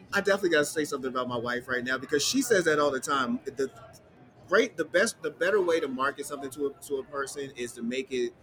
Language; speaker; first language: English; native; English